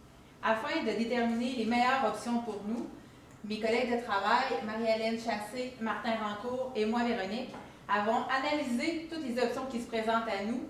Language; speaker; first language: French; native; French